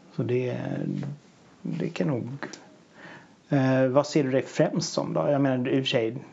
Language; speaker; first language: Swedish; native; Swedish